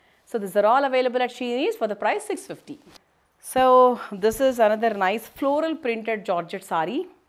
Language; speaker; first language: English; non-native, local second language; Telugu